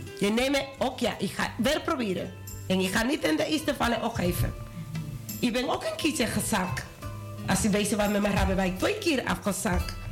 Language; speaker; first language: Dutch; non-native, learner; Spanish